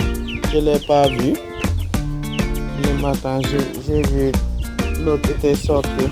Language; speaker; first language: French; non-native, learner; English